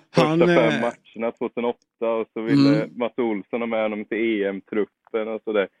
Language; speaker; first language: Swedish; native; Swedish